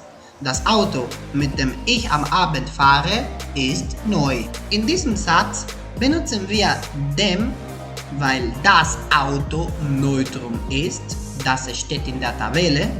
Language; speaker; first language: German; non-native, fluent; Spanish